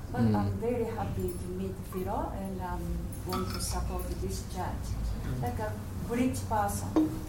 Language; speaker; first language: English; non-native, learner; Japanese